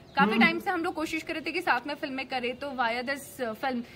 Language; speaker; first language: Hindi; native; Hindi